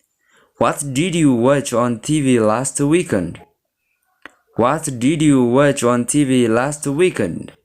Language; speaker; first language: English; non-native, local second language; Oromo